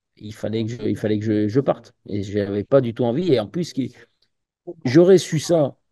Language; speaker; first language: French; native; French